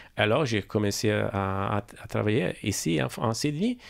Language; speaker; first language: French; non-native, learner; Italian